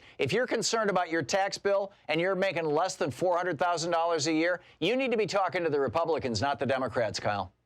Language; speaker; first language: English; native; English